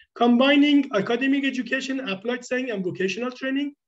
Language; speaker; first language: English; non-native, fluent; Persian